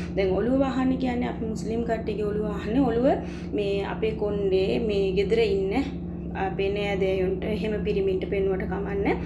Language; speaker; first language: Sinhala; non-native, local second language; Tamil